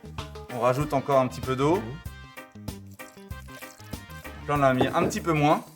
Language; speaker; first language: French; native; French